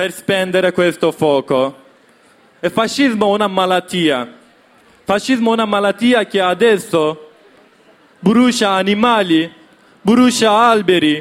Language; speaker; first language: Italian; non-native, learner; Kurdish